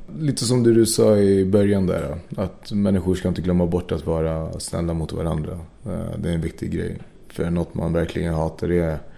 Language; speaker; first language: Swedish; early bilingual, other home language; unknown